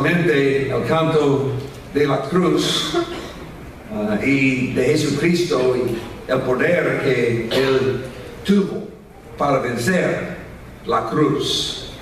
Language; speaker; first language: Spanish; non-native, fluent; English